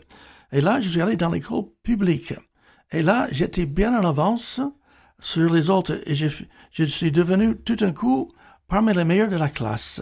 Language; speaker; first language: French; non-native, fluent; English